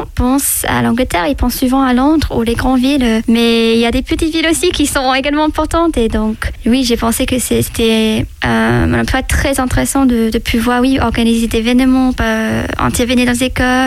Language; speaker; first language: French; non-native, fluent; English